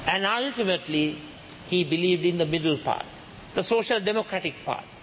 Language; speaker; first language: English; non-native, local second language; Sinhala